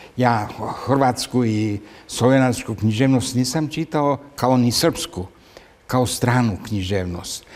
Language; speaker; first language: Serbian; non-native, local second language; Hungarian